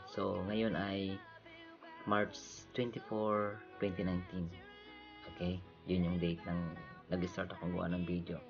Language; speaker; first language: Filipino; non-native, local second language; Iloko